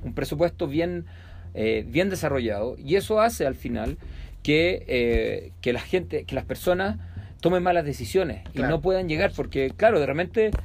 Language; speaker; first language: Spanish; native; Spanish